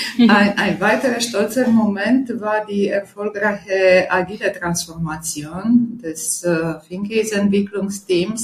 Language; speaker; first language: German; non-native, fluent; Romanian